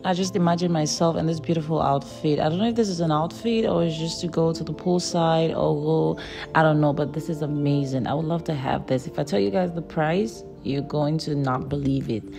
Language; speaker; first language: English; native; English